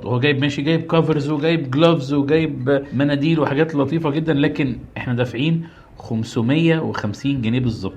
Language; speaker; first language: Arabic; native; Arabic